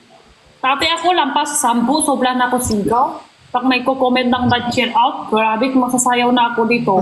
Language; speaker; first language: Filipino; non-native, learner; Korean